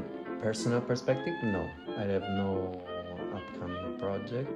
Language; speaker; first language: English; non-native, fluent; Italian